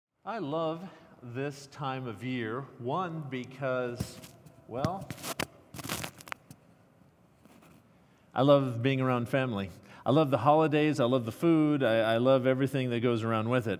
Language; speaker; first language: English; native; English